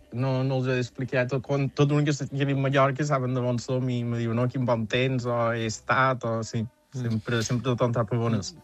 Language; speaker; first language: Catalan; native; Catalan